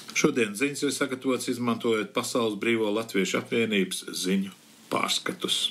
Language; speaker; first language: Latvian; early bilingual, heritage; Latvian